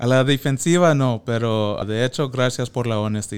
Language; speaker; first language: Spanish; non-native, fluent; English